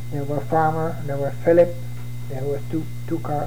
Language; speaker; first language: English; non-native, fluent; French